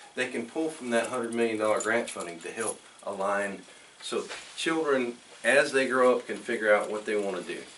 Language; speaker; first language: English; native; English